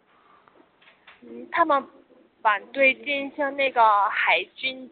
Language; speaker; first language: Chinese; non-native, learner; Korean